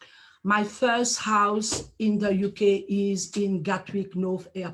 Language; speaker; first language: English; non-native, learner; Morisyen